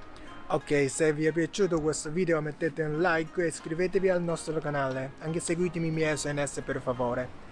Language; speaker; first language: Italian; non-native, learner; Japanese